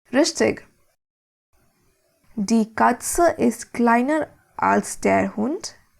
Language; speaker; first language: German; non-native, fluent; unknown